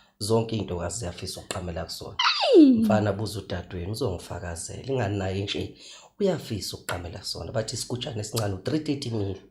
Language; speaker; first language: Zulu; native; Zulu